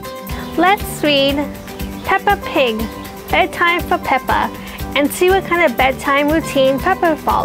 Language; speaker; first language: English; native; English